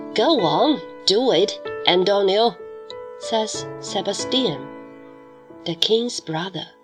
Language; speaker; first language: English; non-native, fluent; Chinese